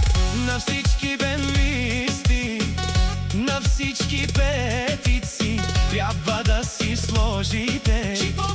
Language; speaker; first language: Bulgarian; non-native, local second language; Romany